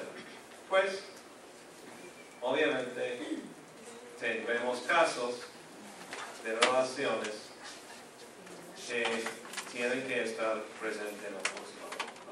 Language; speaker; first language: Spanish; non-native, fluent; English